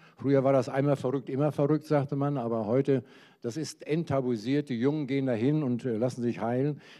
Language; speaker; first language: German; native; German